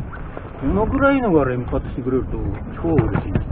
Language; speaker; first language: Japanese; native; Japanese